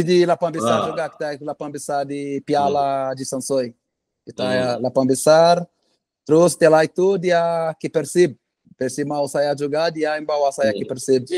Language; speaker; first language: Indonesian; non-native, fluent; Portuguese